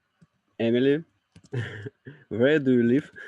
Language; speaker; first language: English; non-native, learner; Russian